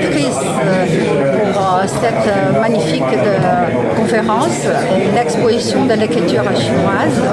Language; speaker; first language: French; non-native, learner; Chinese